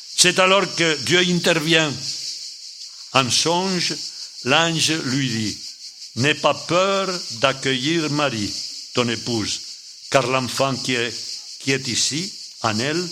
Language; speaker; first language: French; non-native, fluent; Spanish